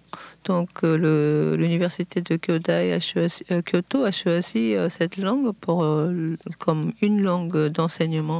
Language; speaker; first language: French; non-native, fluent; Japanese